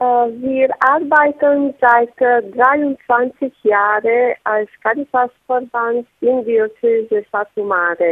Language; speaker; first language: German; non-native, learner; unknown